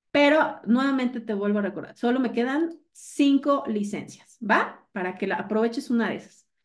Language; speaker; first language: Spanish; native; Spanish